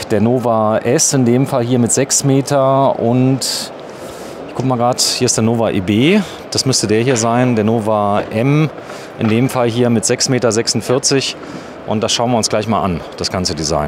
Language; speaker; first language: German; native; German